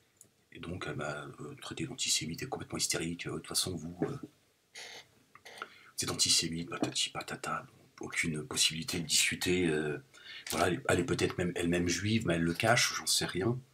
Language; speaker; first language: French; native; French